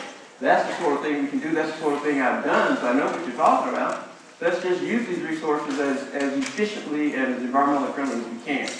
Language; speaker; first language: English; native; English